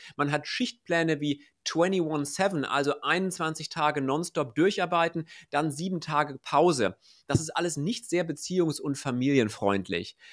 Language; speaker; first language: German; native; German